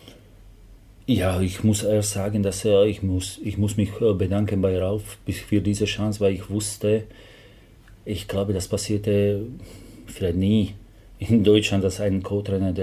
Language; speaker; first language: German; non-native, fluent; Slovak